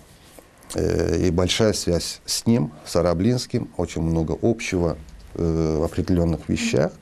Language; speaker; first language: Russian; non-native, local second language; Azerbaijani